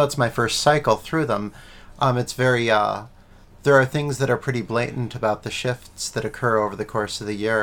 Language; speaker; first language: English; native; English